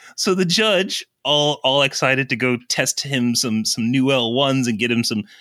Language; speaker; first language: English; native; English